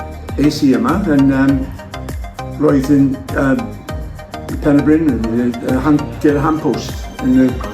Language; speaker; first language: Welsh; non-native, local second language; English